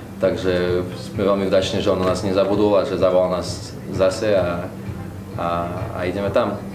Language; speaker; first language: Slovak; non-native, fluent; Russian